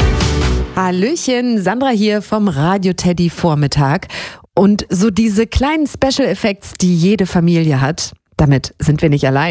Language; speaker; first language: German; native; German